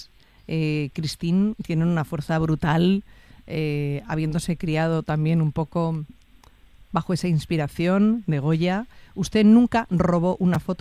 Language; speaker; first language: Spanish; native; Spanish